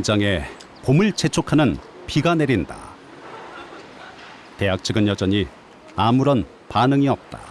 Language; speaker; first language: Korean; native; Korean